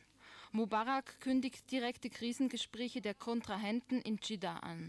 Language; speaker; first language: German; native; German